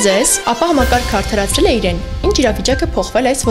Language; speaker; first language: Armenian; native; Armenian